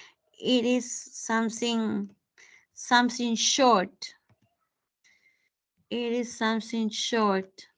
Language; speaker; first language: English; non-native, fluent; Spanish